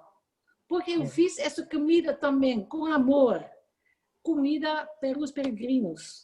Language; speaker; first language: Portuguese; non-native, fluent; Dutch